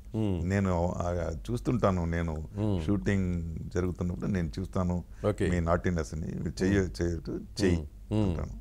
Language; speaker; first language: Telugu; non-native, learner; Tamil